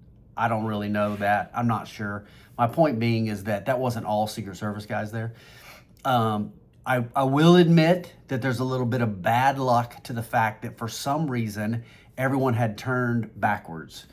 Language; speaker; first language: English; native; English